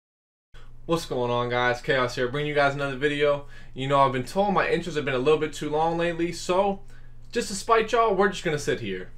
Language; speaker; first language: English; native; English